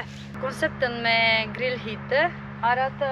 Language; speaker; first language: Norwegian; non-native, fluent; Romanian